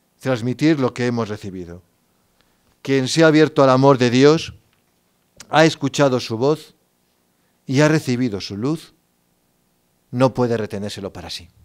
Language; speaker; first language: Spanish; native; Spanish